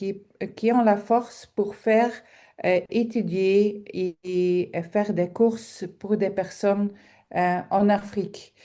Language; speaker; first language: French; non-native, local second language; Dutch